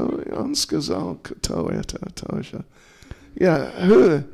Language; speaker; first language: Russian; non-native, learner; English